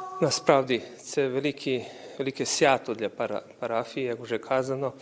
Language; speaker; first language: Ukrainian; early bilingual, heritage; Ukrainian